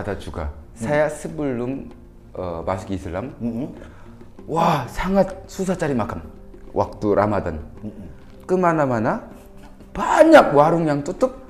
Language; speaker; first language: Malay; non-native, fluent; Korean